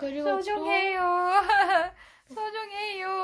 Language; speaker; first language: Korean; non-native, fluent; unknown